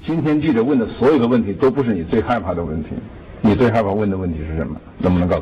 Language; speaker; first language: Chinese; native; Chinese